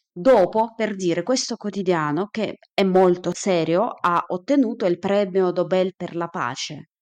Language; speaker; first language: Italian; non-native, fluent; Russian